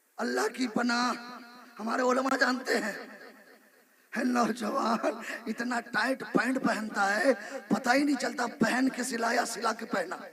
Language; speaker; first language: Hindi; native; Hindi